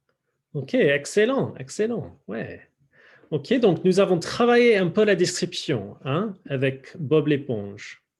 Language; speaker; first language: French; non-native, fluent; English